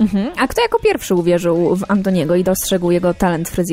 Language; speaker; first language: Polish; native; Polish